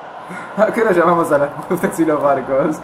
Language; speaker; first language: Spanish; native; Spanish